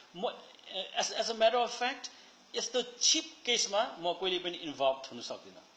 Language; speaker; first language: Nepali; early bilingual, heritage; Nepali